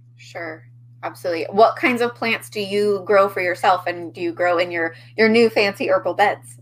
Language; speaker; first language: English; native; English